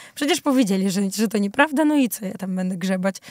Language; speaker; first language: Polish; early bilingual, other home language; Ukrainian